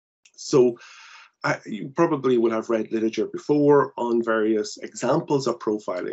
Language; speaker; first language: English; native; English